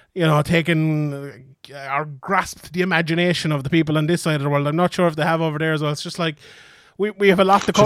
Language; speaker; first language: English; native; English